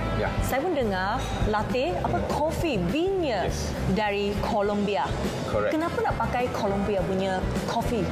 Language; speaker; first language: Malay; native; Malay